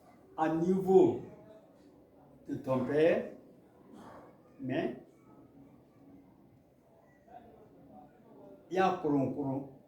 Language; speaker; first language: French; non-native, local second language; Mandingo